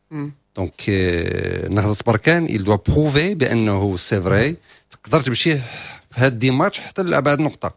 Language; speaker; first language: Arabic; native; Arabic